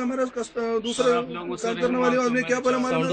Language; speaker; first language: Hindi; non-native, local second language; Malayalam